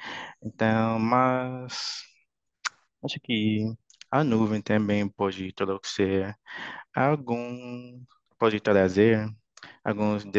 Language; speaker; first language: Portuguese; non-native, fluent; English